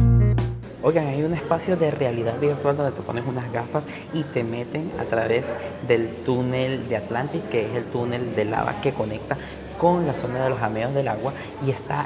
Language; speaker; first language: Spanish; native; Spanish